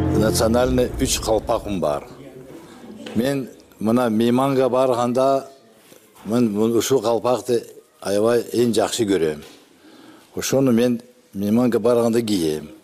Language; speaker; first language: Kyrgyz; non-native, local second language; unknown